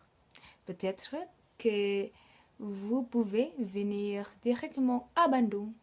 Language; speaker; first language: French; non-native, learner; Indonesian